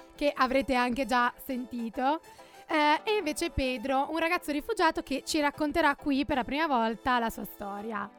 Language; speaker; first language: Italian; native; Italian